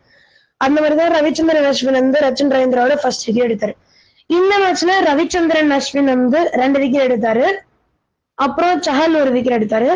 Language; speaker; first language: Tamil; native; Tamil